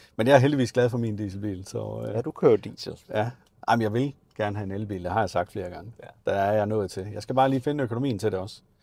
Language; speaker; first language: Danish; native; Danish